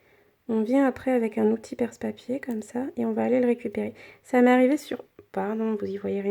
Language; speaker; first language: French; native; French